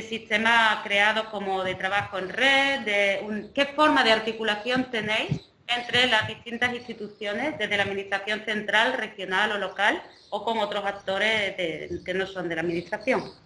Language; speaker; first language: Spanish; native; Spanish